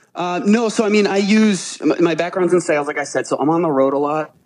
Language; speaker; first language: English; native; English